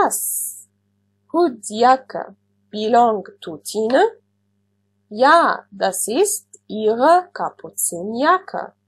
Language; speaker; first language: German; non-native, fluent; Arabic